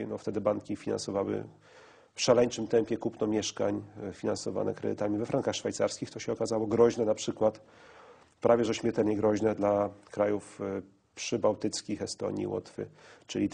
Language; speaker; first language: Polish; native; Polish